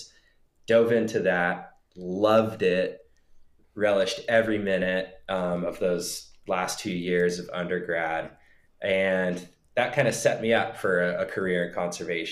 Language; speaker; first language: English; native; English